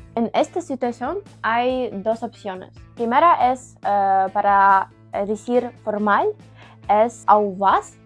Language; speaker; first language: Spanish; non-native, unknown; Ukrainian